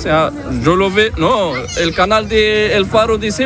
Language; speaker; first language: Spanish; non-native, learner; Arabic